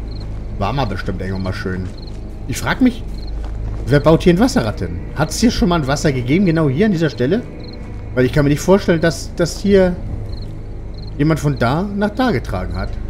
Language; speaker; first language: German; native; German